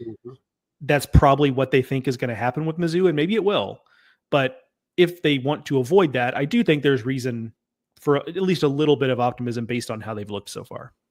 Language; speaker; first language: English; native; English